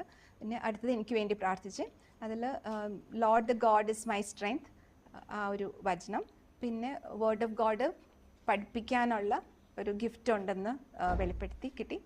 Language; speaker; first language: Malayalam; native; Malayalam